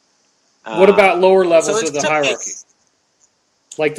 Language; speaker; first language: English; native; English